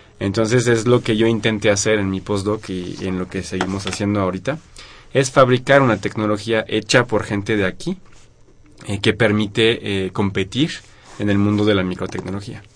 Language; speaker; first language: Spanish; non-native, fluent; French